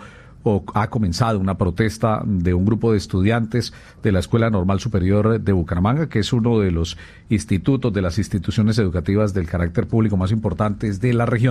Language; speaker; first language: Spanish; native; Spanish